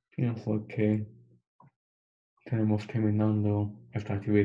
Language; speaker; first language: Spanish; non-native, learner; English